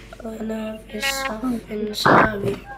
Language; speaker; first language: Arabic; non-native, learner; Indonesian